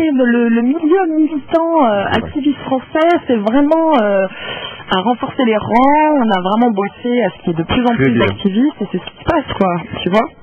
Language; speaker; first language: French; native; French